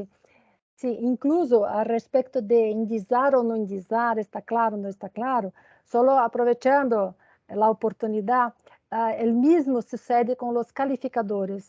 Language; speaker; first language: Spanish; non-native, fluent; Portuguese